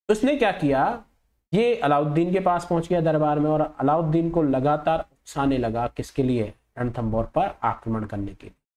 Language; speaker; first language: Hindi; native; Hindi